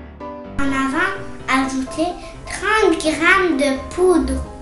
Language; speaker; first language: French; non-native, learner; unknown